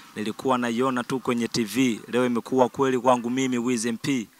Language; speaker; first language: Swahili; native; Swahili